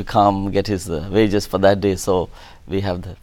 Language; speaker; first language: English; non-native, local second language; Telugu